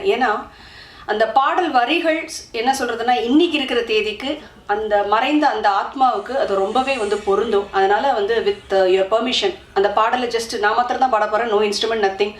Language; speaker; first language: Tamil; native; Tamil